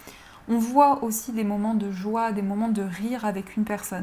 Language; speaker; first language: French; native; French